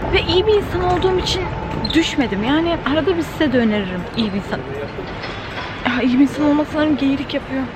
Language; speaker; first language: Turkish; native; Turkish